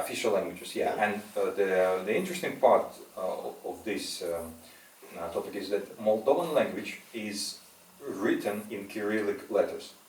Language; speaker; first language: English; non-native, fluent; Russian